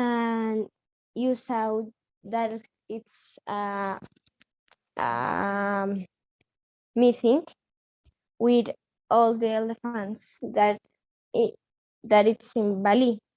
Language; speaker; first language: English; non-native, learner; Spanish